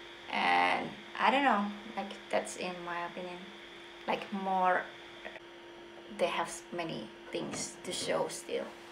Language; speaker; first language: English; non-native, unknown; Indonesian